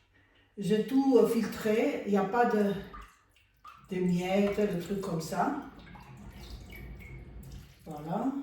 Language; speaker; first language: French; non-native, fluent; Armenian